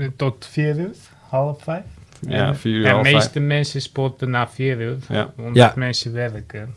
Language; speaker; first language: Dutch; non-native, fluent; Armenian